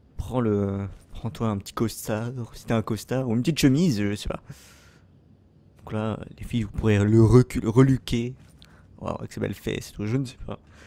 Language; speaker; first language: French; native; French